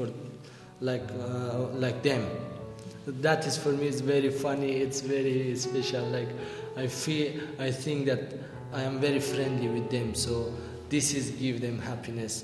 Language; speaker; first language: English; non-native, learner; Persian